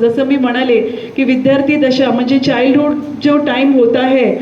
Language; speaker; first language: Hindi; non-native, local second language; Marathi